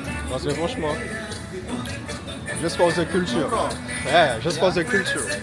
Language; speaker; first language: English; non-native, learner; French